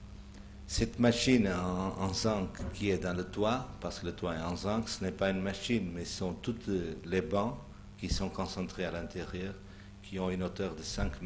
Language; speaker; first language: French; non-native, fluent; Portuguese